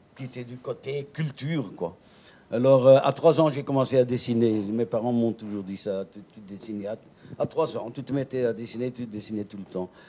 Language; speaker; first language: French; native; French